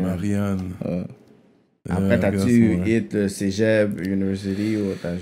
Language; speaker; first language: French; native; French